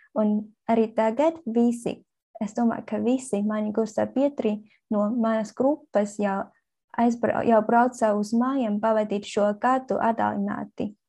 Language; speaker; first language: Latvian; non-native, learner; Chinese